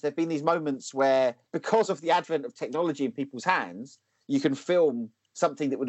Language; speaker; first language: English; native; English